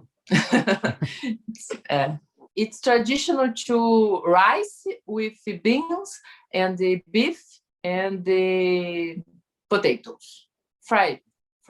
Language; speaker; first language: English; non-native, learner; Portuguese